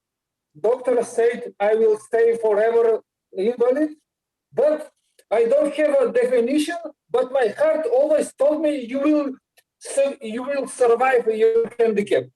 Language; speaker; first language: English; non-native, learner; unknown